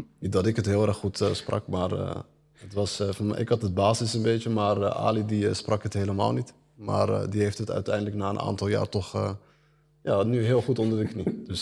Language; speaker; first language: Dutch; early bilingual, other home language; Arabic